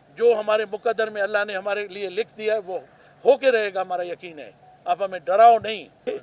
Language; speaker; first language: Urdu; non-native, local second language; Baluchi